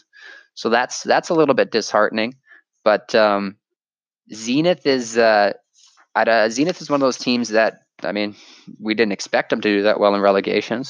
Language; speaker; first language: English; native; English